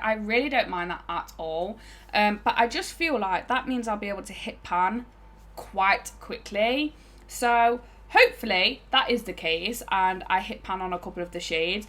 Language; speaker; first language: English; native; English